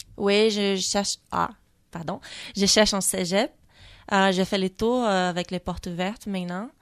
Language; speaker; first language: French; non-native, fluent; Portuguese